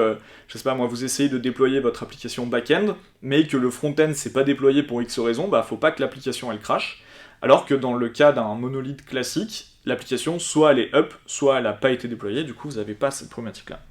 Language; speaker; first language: French; native; French